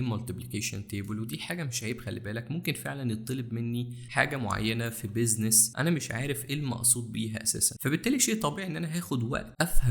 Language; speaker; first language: Arabic; native; Arabic